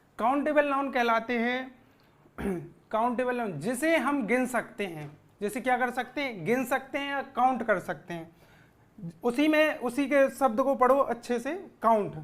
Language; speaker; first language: Hindi; native; Hindi